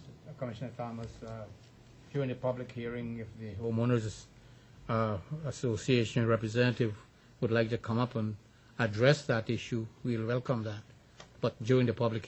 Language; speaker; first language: English; native; English